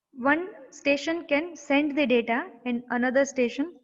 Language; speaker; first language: English; non-native, local second language; Gujarati